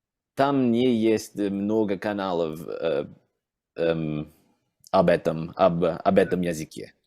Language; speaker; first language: Russian; non-native, learner; English